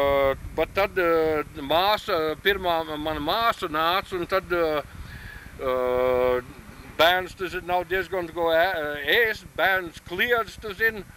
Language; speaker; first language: Latvian; early bilingual, heritage; Latvian